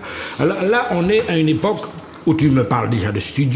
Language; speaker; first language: French; native; French